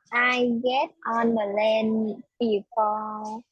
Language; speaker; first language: English; non-native, learner; Vietnamese